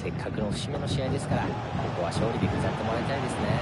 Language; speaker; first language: Japanese; native; Japanese